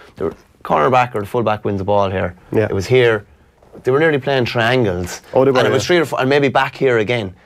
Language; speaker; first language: English; native; English